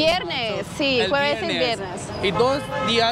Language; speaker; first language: Spanish; native; Spanish